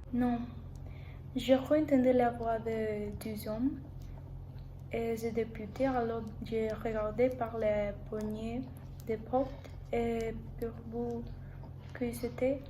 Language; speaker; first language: French; non-native, learner; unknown